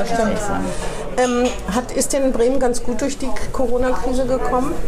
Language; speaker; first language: German; native; German